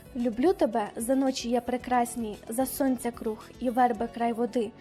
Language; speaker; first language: Ukrainian; native; Ukrainian